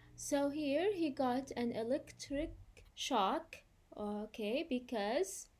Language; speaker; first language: English; non-native, fluent; Arabic